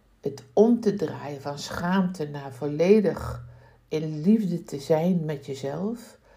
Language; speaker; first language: Dutch; native; Dutch